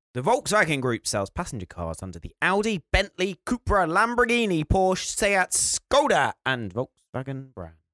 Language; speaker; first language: English; native; English